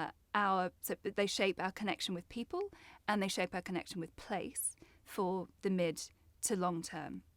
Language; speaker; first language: English; native; English